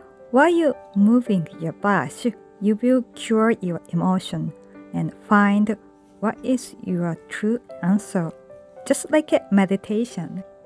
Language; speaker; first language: English; non-native, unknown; Japanese